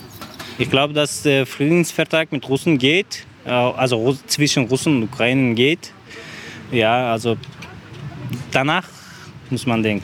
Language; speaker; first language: German; non-native, learner; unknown